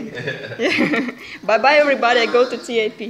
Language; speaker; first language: English; non-native, learner; Russian